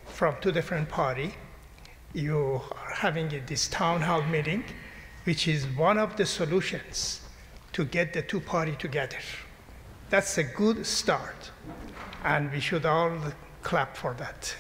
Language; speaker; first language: English; non-native, fluent; Persian